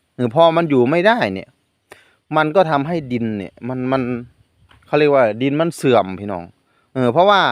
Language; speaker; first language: Thai; non-native, local second language; Northeastern Thai